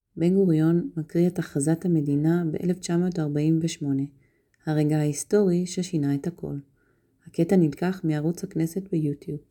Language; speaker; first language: Hebrew; native; Hebrew